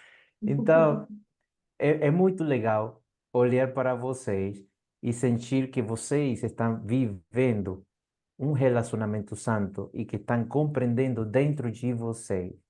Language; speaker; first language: Portuguese; non-native, fluent; Spanish